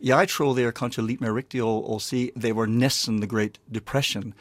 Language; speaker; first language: Norwegian; non-native, learner; English